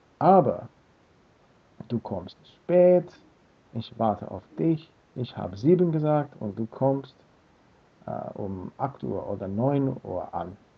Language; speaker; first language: German; non-native, learner; English